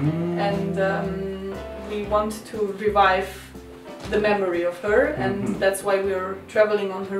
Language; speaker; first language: English; non-native, learner; Slovenian